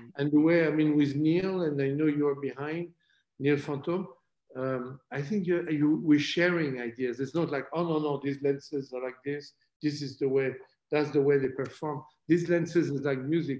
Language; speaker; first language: English; non-native, fluent; French